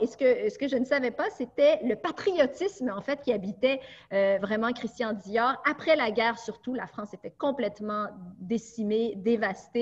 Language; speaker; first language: French; native; French